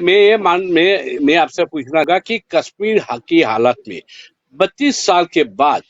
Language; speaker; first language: Hindi; non-native, local second language; Gujarati